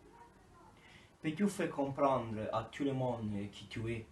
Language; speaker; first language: French; non-native, learner; Italian